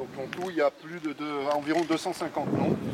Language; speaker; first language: French; native; French